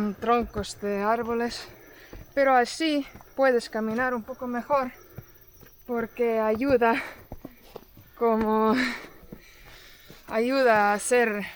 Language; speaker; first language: Spanish; non-native, fluent; Portuguese